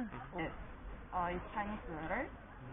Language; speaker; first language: English; non-native, learner; Korean